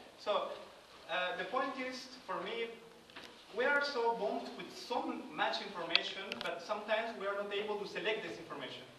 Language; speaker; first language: English; non-native, fluent; Spanish